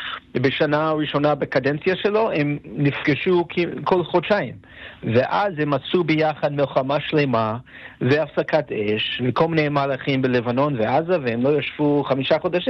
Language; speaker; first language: Hebrew; non-native, fluent; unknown